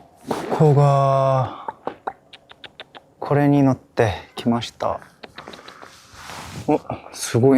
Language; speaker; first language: Japanese; non-native, fluent; Korean